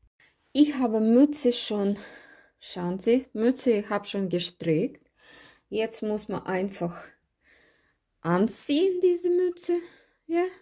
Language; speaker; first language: German; non-native, learner; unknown